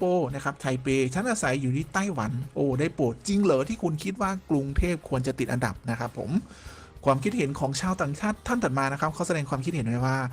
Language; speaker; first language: Thai; native; Thai